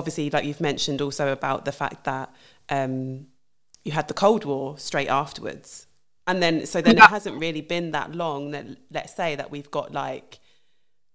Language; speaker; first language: English; native; English